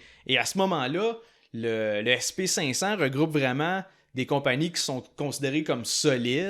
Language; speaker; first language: French; native; French